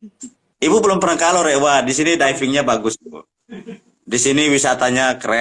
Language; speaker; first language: Indonesian; native; Indonesian